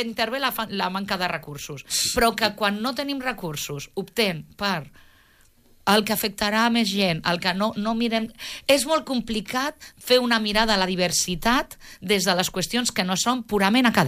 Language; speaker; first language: Catalan; native; Catalan